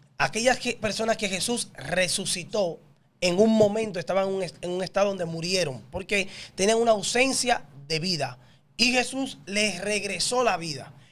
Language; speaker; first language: Spanish; native; Spanish